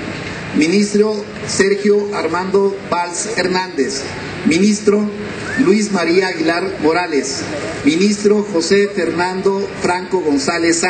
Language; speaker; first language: Spanish; native; Spanish